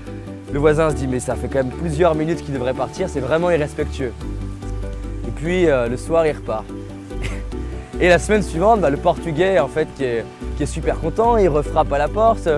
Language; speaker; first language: French; native; French